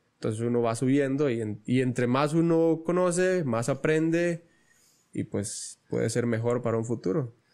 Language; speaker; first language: Spanish; native; Spanish